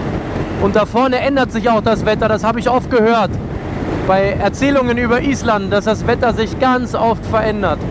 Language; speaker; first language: German; native; German